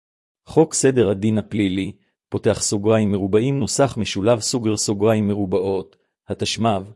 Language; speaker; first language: Hebrew; native; Hebrew